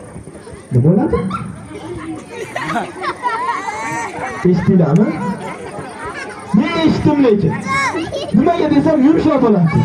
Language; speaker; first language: Uzbek; native; Uzbek